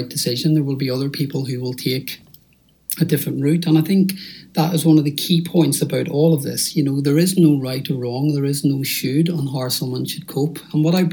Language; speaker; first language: English; native; English